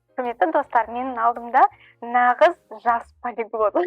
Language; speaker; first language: Kazakh; non-native, local second language; Russian